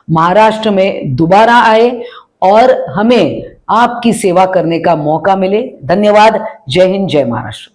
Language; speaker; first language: Hindi; non-native, local second language; Marathi